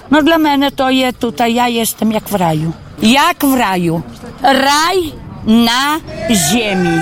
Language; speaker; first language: Polish; non-native, local second language; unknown